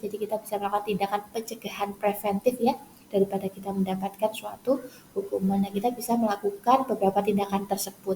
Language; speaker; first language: Indonesian; native; Indonesian